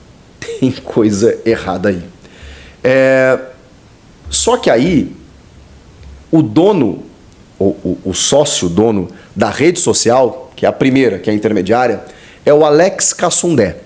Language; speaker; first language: Portuguese; native; Portuguese